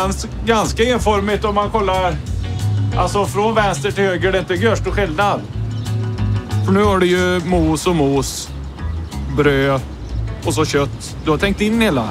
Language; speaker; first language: Swedish; native; Swedish